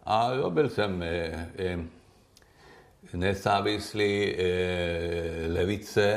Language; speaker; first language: Czech; non-native, learner; Swedish